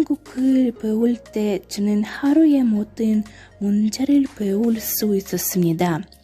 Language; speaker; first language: Korean; non-native, learner; Russian